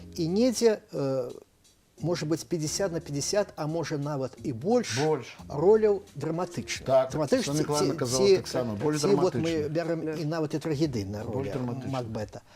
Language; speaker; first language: Belarusian; native; Belarusian